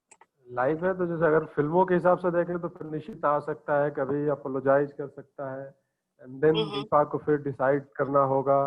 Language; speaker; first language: Hindi; native; Hindi